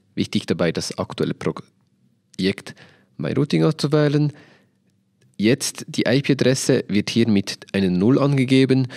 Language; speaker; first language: German; native; German